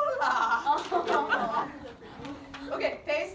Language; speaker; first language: Spanish; non-native, learner; English